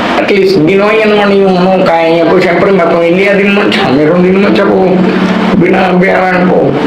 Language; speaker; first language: Filipino; non-native, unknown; Punjabi